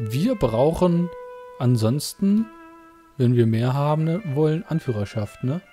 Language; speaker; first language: German; native; German